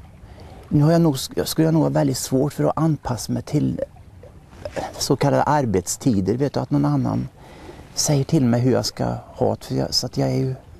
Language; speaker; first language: Swedish; native; Swedish